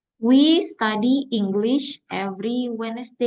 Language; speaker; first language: English; non-native, fluent; Indonesian